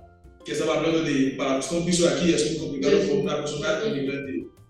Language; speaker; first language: Spanish; non-native, learner; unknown